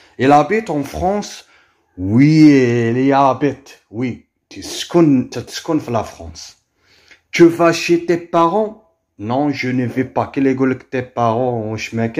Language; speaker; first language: French; non-native, local second language; Arabic